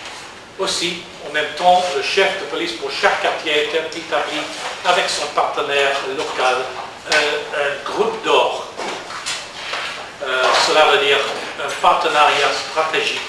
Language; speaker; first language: French; non-native, learner; English